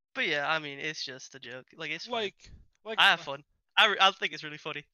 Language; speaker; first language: English; non-native, fluent; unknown